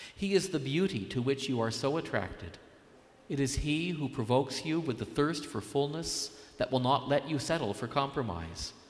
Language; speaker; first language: English; native; English